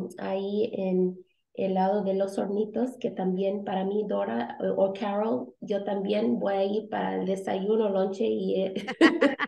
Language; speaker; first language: Spanish; early bilingual, heritage; Spanish